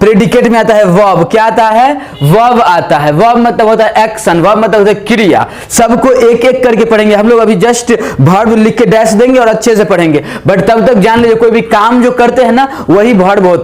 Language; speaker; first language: Hindi; native; Hindi